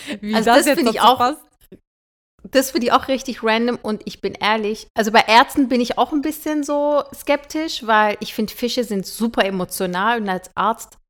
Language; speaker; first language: German; early bilingual, other home language; Turkish